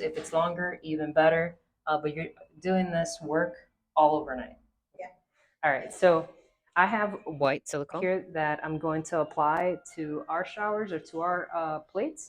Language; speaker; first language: English; native; English